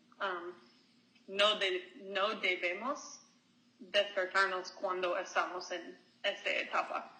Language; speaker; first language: Spanish; non-native, learner; English